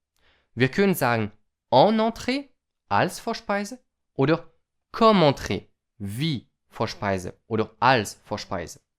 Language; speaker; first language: German; non-native, fluent; French